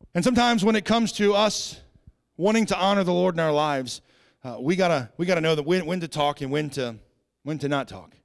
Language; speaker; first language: English; native; English